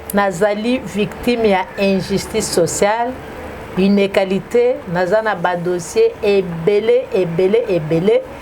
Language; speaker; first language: Lingala; non-native, local second language; Luba-Lulua